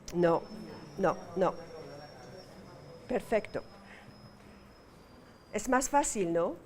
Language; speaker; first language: Spanish; non-native, fluent; French